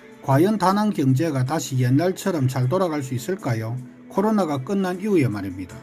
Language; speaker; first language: Korean; native; Korean